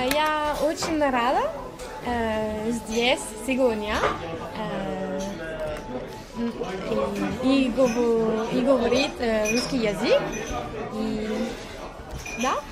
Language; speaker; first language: Russian; non-native, learner; French